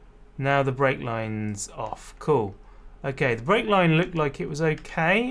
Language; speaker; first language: English; native; English